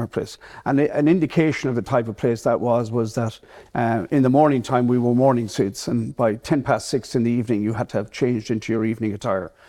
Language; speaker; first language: English; native; English